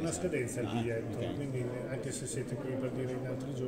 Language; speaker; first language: Italian; native; Italian